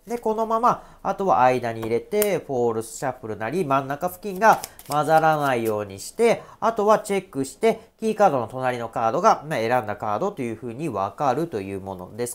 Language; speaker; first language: Japanese; native; Japanese